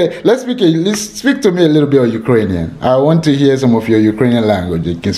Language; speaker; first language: English; non-native, fluent; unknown